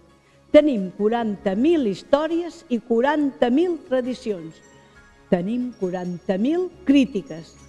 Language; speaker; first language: Catalan; native; Catalan